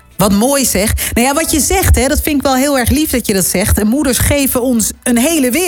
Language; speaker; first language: Dutch; native; Dutch